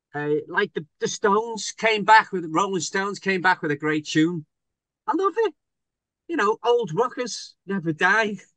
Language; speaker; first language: English; native; English